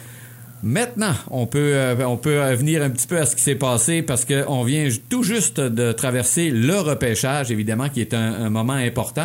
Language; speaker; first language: French; native; French